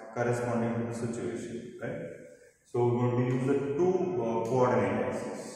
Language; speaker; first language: English; non-native, local second language; Kannada